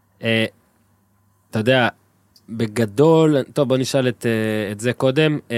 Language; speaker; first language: Hebrew; native; Hebrew